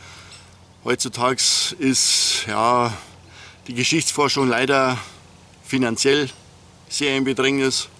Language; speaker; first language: German; native; German